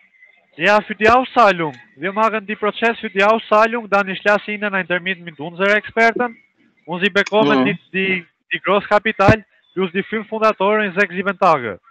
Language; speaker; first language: German; early bilingual, other home language; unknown